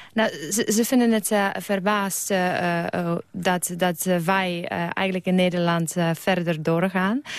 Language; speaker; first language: Dutch; non-native, fluent; Polish